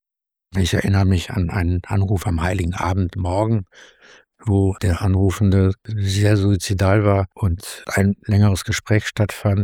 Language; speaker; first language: German; native; German